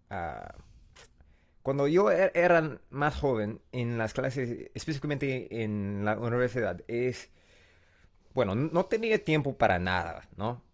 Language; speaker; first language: Spanish; non-native, learner; English